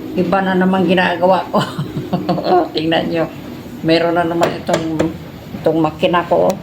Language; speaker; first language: Filipino; non-native, local second language; Cebuano